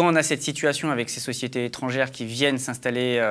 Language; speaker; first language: French; native; French